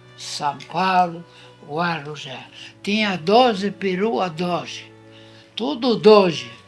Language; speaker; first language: Portuguese; non-native, fluent; Italian